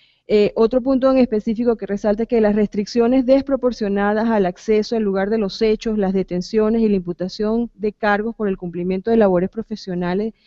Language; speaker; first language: Spanish; native; Spanish